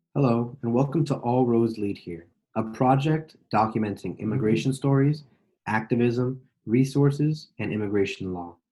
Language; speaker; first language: English; native; English